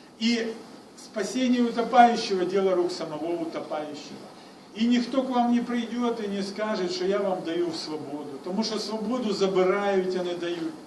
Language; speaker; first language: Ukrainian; non-native, local second language; Russian